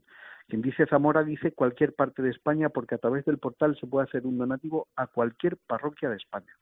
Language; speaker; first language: Spanish; native; Spanish